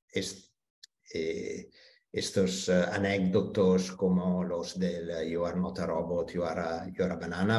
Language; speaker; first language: Spanish; non-native, fluent; Italian